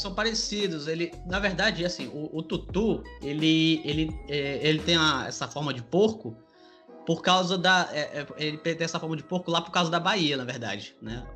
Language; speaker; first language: Portuguese; native; Portuguese